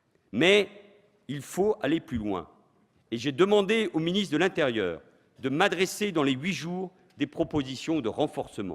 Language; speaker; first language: French; native; French